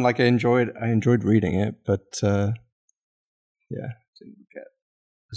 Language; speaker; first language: English; native; English